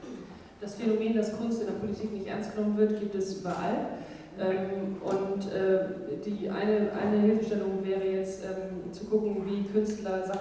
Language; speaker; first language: German; native; German